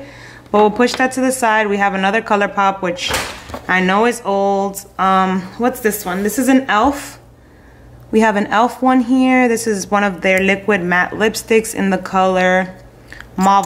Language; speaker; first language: English; native; English